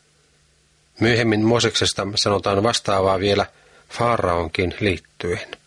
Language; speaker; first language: Finnish; native; Finnish